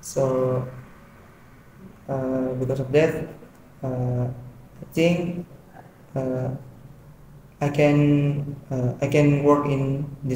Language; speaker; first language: English; non-native, learner; Indonesian